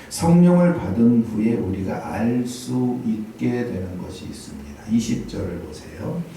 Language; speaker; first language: Korean; native; Korean